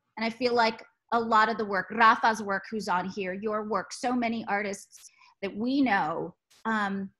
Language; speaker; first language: English; native; English